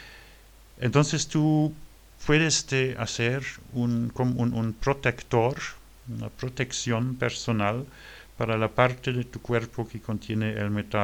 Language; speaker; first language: Spanish; non-native, learner; French